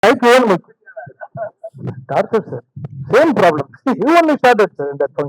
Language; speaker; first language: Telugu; non-native, fluent; Tamil